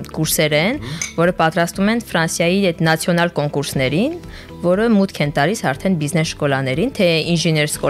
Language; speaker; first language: Armenian; early bilingual, heritage; French